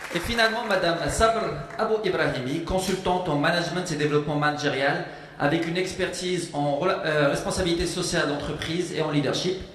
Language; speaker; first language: French; non-native, local second language; Arabic